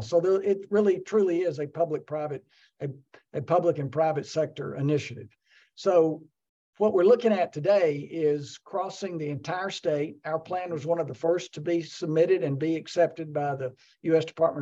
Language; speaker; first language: English; native; English